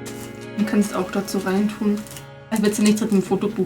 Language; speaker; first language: German; native; German